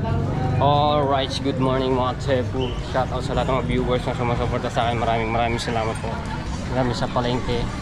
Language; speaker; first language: Filipino; non-native, local second language; Cebuano